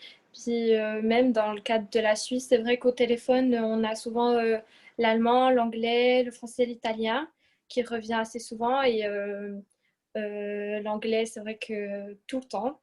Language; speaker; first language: French; early bilingual, other home language; Portuguese